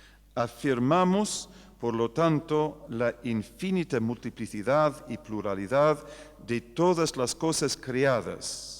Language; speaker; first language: Spanish; non-native, fluent; English